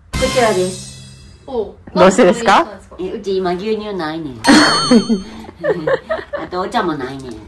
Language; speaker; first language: Japanese; native; Japanese